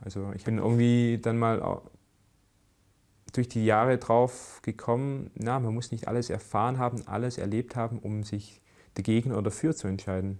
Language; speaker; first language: German; native; German